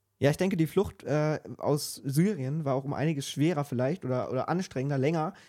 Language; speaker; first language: German; native; German